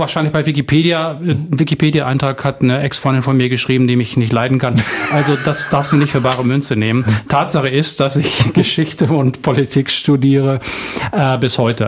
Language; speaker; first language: German; native; German